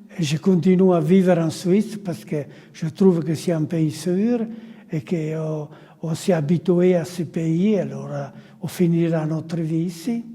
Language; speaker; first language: French; non-native, fluent; Italian